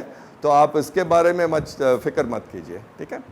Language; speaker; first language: Hindi; non-native, local second language; Tamil